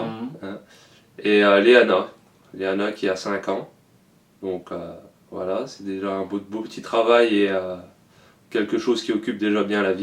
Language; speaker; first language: French; native; French